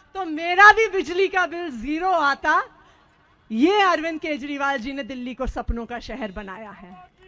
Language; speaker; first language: Hindi; native; Hindi